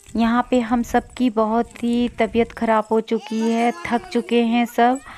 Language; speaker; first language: Hindi; native; Hindi